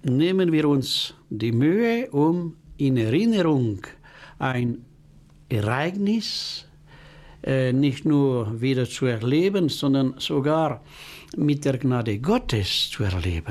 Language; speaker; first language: German; non-native, local second language; French